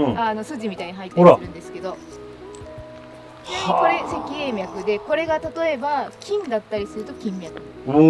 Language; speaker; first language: Japanese; native; Japanese